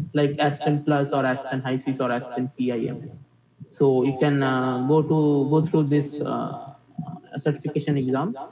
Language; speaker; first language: English; non-native, local second language; Bangla